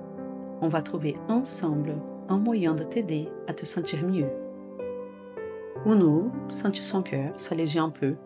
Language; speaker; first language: French; non-native, fluent; Portuguese